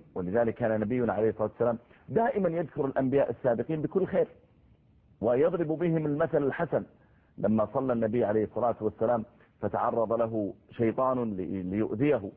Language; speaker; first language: Arabic; native; Arabic